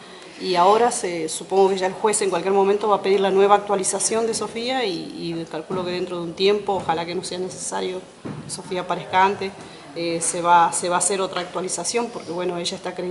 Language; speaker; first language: Spanish; native; Spanish